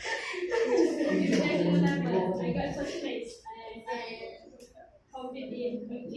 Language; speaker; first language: English; non-native, local second language; Malay